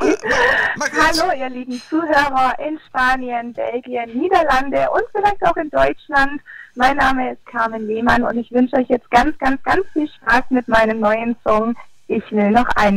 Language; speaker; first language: German; native; German